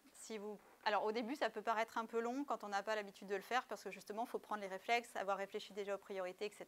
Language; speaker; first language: French; native; French